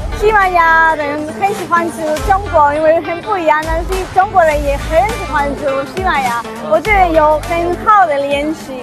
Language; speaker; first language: Chinese; non-native, learner; Spanish